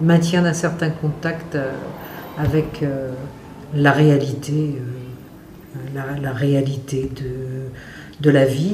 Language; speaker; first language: French; native; French